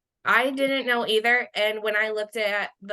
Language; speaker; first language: English; native; English